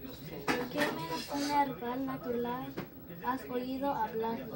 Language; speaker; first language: Spanish; early bilingual, heritage; Spanish